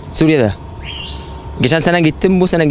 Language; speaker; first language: Turkish; non-native, learner; Arabic